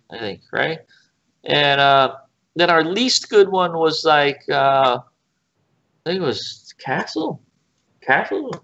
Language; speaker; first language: English; native; English